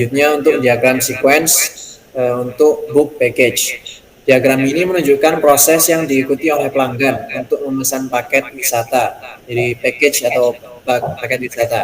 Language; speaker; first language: Indonesian; native; Indonesian